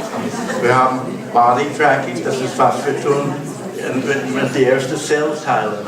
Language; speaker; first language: German; non-native, learner; English